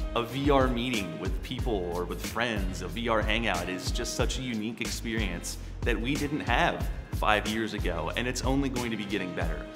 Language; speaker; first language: English; native; English